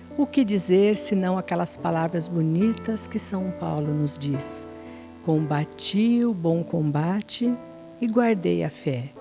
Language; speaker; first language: Portuguese; native; Portuguese